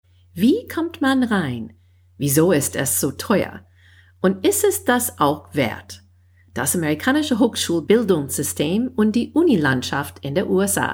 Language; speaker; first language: German; non-native, fluent; English